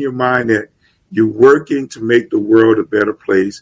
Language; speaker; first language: English; native; English